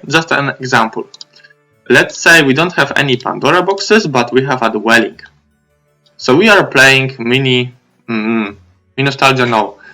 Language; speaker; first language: English; non-native, fluent; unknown